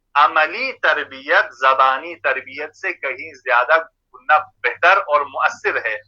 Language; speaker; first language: Urdu; non-native, local second language; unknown